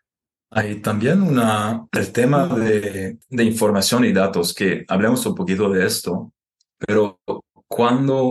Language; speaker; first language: Spanish; non-native, fluent; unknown